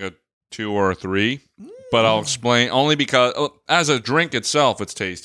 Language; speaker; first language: English; native; English